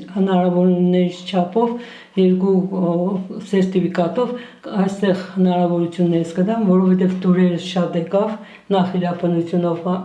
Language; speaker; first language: Armenian; native; Armenian